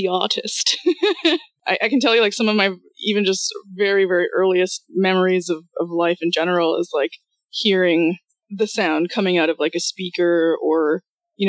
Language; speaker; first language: English; non-native, fluent; Russian